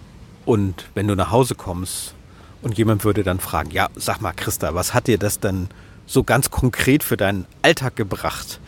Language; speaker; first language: German; native; German